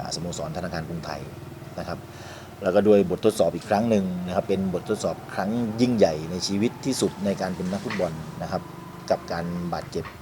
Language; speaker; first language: Thai; native; Thai